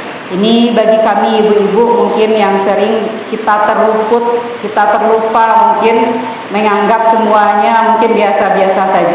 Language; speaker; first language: Indonesian; native; Indonesian